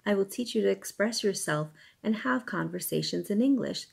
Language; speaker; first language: English; early bilingual, other home language; Spanish